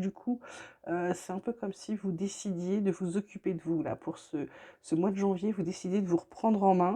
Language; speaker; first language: French; native; French